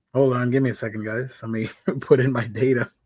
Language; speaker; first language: English; native; English